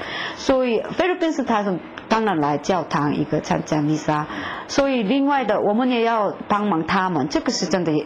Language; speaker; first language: Chinese; non-native, fluent; Korean